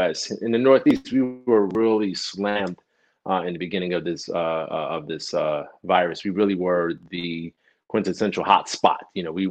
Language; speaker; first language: English; native; English